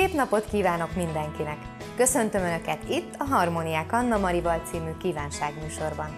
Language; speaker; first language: Hungarian; native; Hungarian